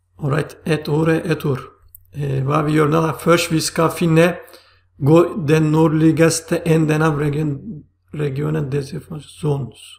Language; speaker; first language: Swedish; non-native, fluent; Turkish